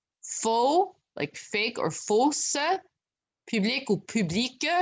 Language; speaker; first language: French; non-native, local second language; English